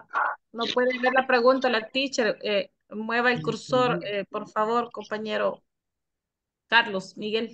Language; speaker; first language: Spanish; native; Spanish